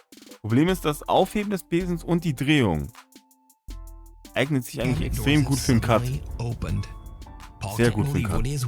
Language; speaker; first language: German; native; German